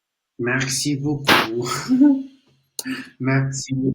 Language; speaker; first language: French; non-native, learner; Spanish